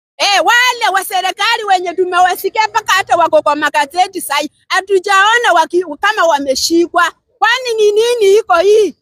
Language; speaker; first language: Swahili; non-native, local second language; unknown